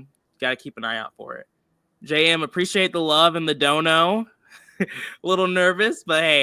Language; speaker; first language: English; native; English